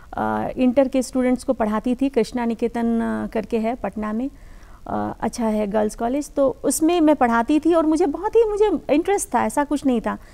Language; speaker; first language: Hindi; native; Hindi